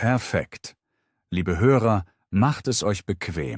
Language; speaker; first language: German; native; German